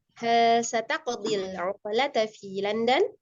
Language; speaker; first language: Arabic; non-native, learner; Indonesian